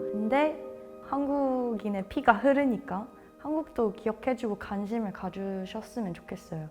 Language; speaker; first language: Korean; early bilingual, heritage; Korean